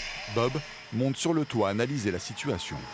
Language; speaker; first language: French; native; French